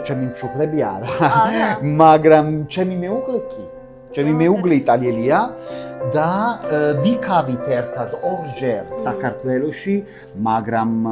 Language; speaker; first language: Georgian; non-native, learner; Italian